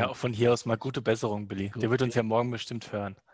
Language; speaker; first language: German; native; German